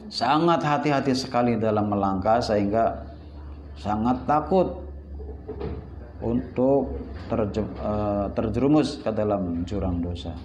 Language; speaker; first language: Indonesian; non-native, local second language; Javanese